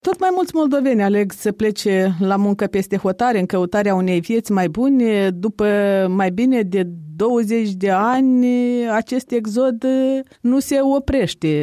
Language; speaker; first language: Romanian; native; Romanian